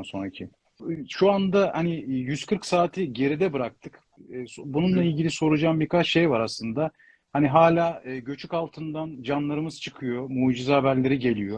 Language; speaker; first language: Turkish; native; Turkish